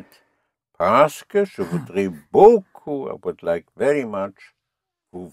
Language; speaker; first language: French; non-native, fluent; English